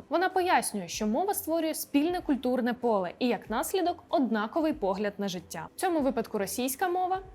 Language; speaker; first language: Ukrainian; non-native, local second language; Russian